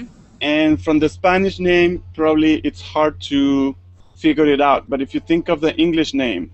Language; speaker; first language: English; non-native, fluent; Spanish